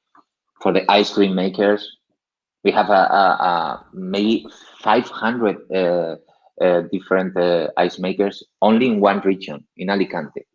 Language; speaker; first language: English; non-native, learner; Spanish